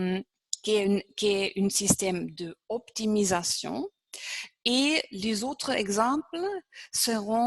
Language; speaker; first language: French; non-native, fluent; German